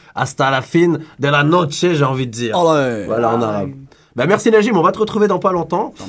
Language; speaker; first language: French; native; French